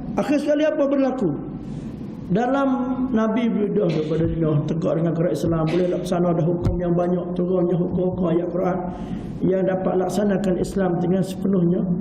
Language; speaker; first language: Malay; early bilingual, heritage; Malay